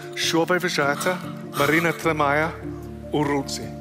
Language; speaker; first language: Ukrainian; non-native, learner; English